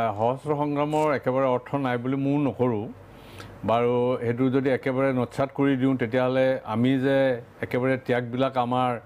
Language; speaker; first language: Assamese; native; Assamese